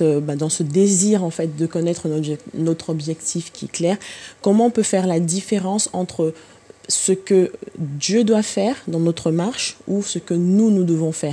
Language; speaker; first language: French; native; French